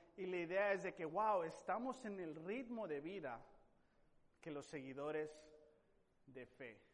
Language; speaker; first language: Spanish; non-native, fluent; English